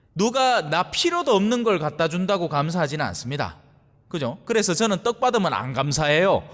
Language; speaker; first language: Korean; native; Korean